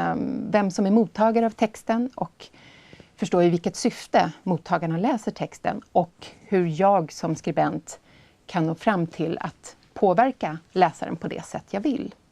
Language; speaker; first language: Swedish; native; Swedish